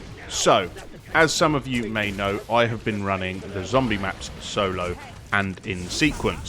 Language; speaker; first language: English; native; English